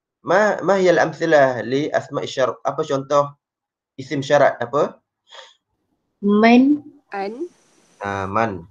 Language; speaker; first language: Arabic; non-native, fluent; Malay